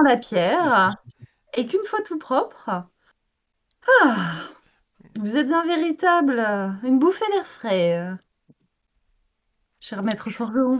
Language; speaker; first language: French; native; French